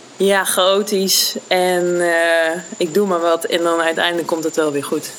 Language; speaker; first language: Dutch; native; Dutch